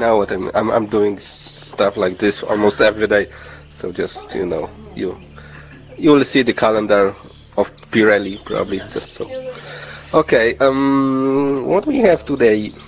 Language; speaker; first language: English; non-native, learner; Polish